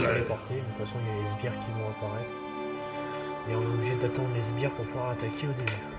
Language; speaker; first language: French; native; French